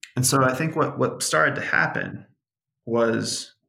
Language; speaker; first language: English; early bilingual, other home language; Portuguese